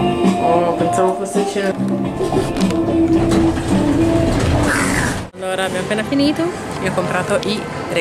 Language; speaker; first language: Italian; early bilingual, other home language; Filipino